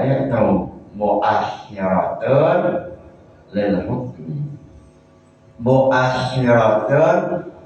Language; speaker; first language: Arabic; non-native, fluent; Indonesian